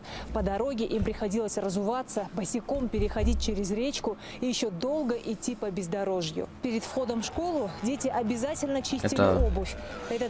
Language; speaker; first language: Russian; native; Russian